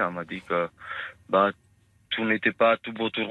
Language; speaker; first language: French; non-native, fluent; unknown